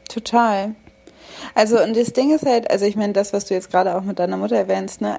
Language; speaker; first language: German; native; German